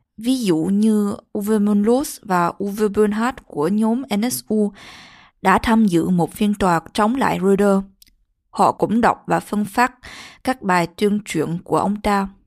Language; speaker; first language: Vietnamese; early bilingual, heritage; Vietnamese